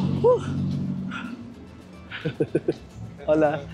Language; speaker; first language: Spanish; non-native, learner; Filipino